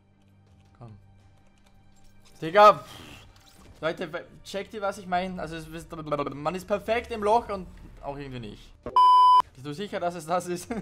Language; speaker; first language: German; native; German